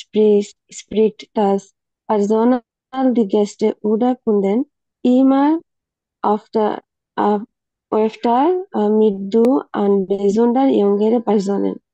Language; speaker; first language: German; non-native, learner; Bangla